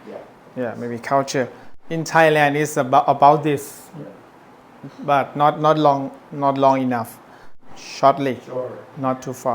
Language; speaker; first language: English; non-native, learner; Thai